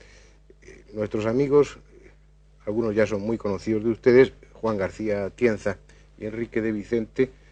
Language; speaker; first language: Spanish; native; Spanish